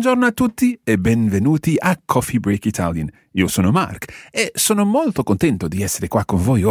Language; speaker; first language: Italian; non-native, fluent; English